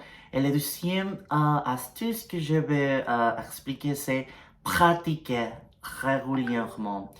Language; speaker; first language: French; non-native, learner; Spanish